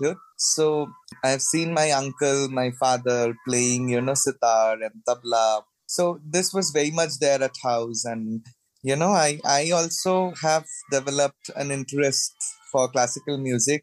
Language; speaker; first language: English; non-native, local second language; Bangla